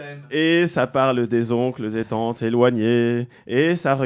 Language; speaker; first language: French; native; French